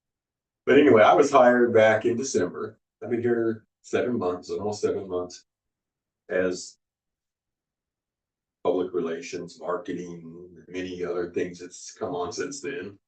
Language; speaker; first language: English; native; English